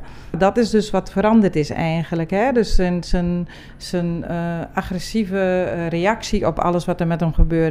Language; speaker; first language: Dutch; non-native, local second language; Papiamento